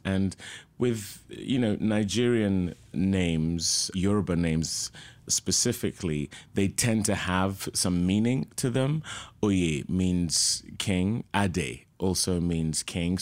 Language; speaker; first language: English; native; English